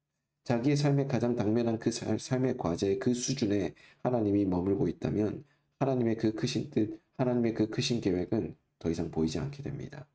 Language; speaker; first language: Korean; native; Korean